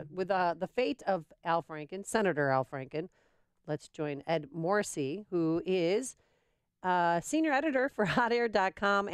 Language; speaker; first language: English; native; English